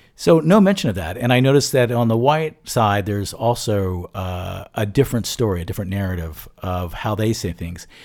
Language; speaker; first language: English; native; English